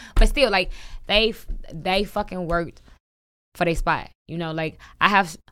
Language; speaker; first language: English; native; English